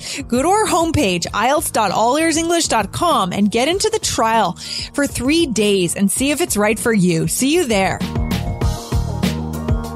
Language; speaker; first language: English; native; English